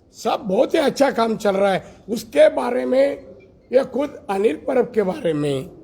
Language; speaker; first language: Hindi; non-native, local second language; Marathi